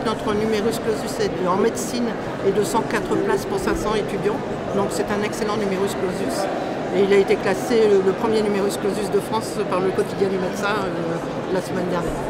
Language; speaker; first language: French; native; French